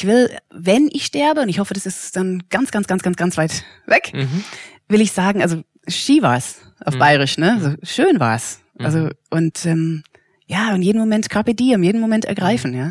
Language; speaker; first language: German; non-native, fluent; English